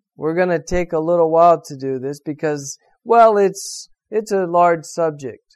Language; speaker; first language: English; native; English